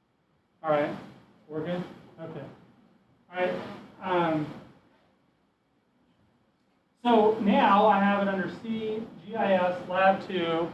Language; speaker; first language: English; native; English